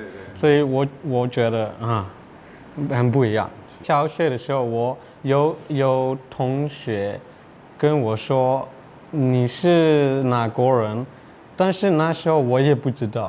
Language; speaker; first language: Chinese; non-native, learner; Dutch